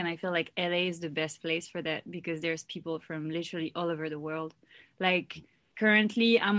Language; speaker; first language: English; non-native, fluent; French